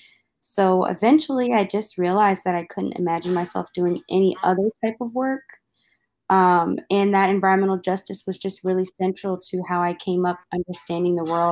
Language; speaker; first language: English; native; English